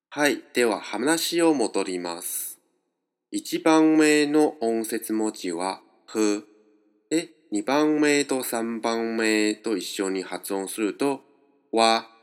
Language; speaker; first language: Japanese; non-native, fluent; Chinese